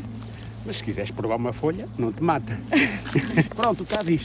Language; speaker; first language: Portuguese; native; Portuguese